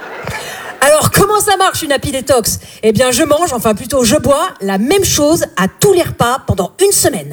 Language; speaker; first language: French; native; French